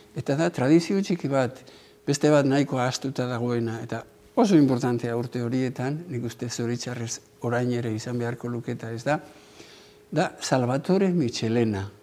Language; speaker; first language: Basque; native; Basque